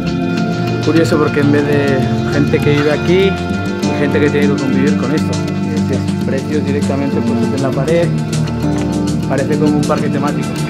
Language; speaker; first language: Spanish; native; Spanish